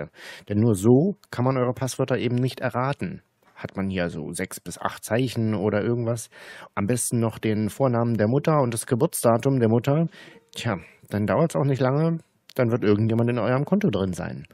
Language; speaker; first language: German; native; German